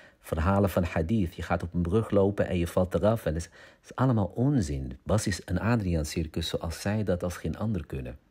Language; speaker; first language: Dutch; early bilingual, other home language; Arabic